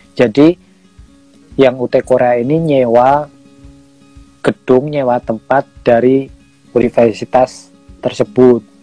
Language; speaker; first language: Indonesian; native; Indonesian